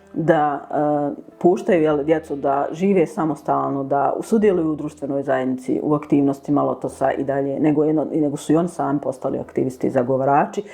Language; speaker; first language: Bosnian; native; Bosnian